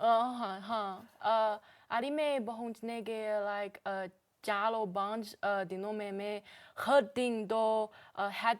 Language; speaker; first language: Hindi; non-native, learner; Chinese